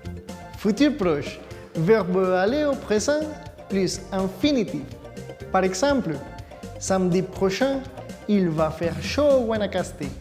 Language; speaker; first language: French; non-native, fluent; Spanish